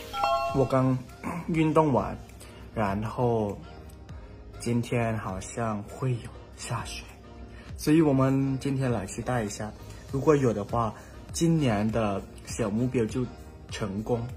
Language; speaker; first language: Chinese; non-native, learner; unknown